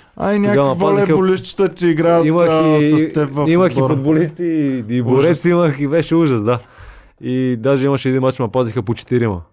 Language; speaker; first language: Bulgarian; native; Bulgarian